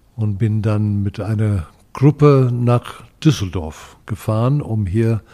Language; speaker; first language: German; non-native, fluent; English